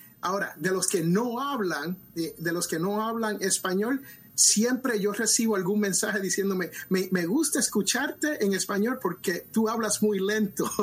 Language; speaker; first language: Spanish; early bilingual, other home language; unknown